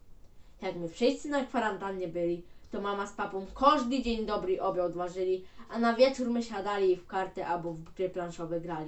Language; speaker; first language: Polish; native; Polish